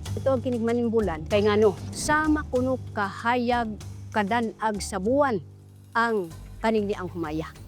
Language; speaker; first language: Cebuano; non-native, local second language; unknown